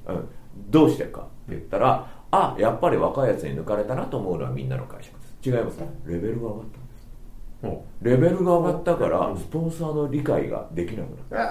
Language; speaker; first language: Japanese; native; Japanese